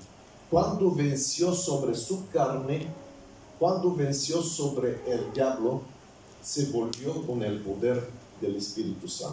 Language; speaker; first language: Spanish; non-native, fluent; Bulgarian